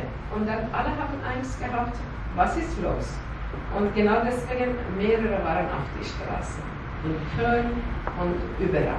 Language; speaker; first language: German; non-native, learner; Persian